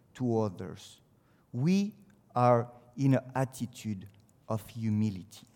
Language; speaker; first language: English; non-native, fluent; French